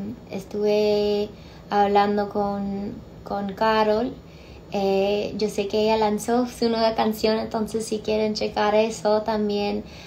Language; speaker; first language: Spanish; early bilingual, heritage; Spanish